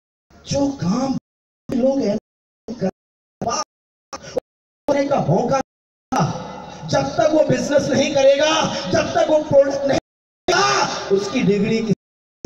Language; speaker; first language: Hindi; native; Hindi